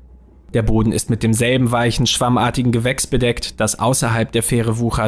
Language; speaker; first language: German; native; German